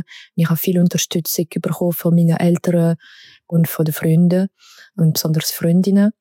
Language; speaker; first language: German; non-native, local second language; French